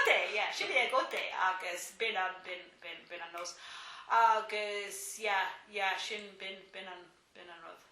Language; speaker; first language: Irish; non-native, local second language; English